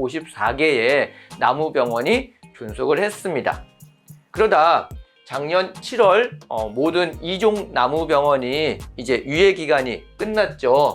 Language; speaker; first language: Korean; native; Korean